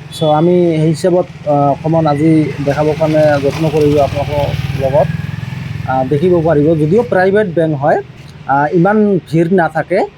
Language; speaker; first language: Assamese; non-native, local second language; Bangla